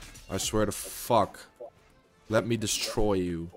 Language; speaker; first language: English; non-native, fluent; Dutch